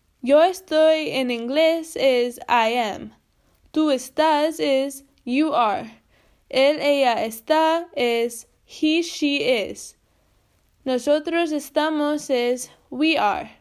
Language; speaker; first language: Spanish; non-native, fluent; English